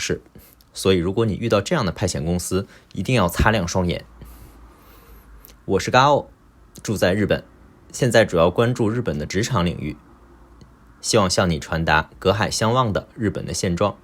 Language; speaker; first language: Chinese; native; Chinese